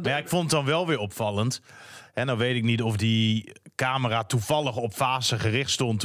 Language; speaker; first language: Dutch; native; Dutch